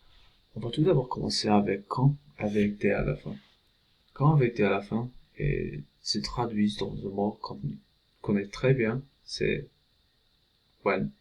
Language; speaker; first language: French; non-native, fluent; English